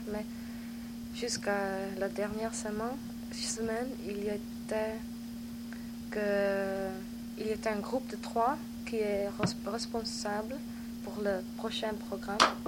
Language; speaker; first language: French; non-native, learner; Dutch